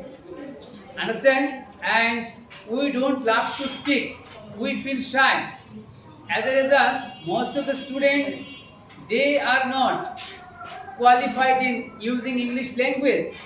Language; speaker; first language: English; non-native, learner; Bangla